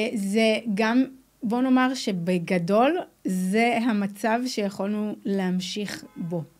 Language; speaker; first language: Hebrew; native; Hebrew